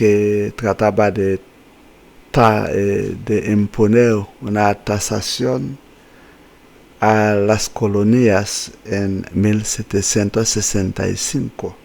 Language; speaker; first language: Spanish; non-native, fluent; Haitian Creole